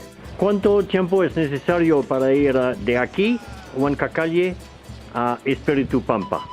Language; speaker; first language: Spanish; non-native, learner; French